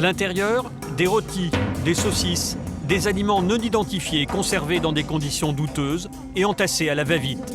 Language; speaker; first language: French; native; French